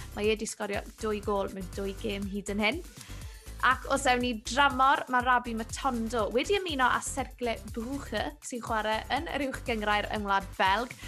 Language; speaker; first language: Welsh; native; Welsh